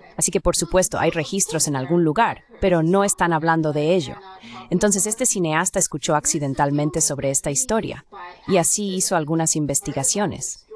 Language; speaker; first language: Spanish; non-native, fluent; Chinese